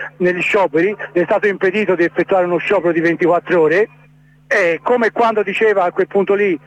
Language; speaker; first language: Italian; native; Italian